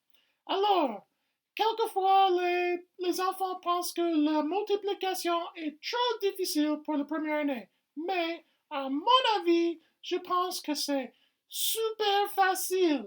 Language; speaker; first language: French; non-native, fluent; English